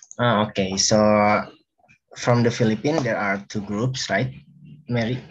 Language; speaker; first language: English; non-native, learner; Indonesian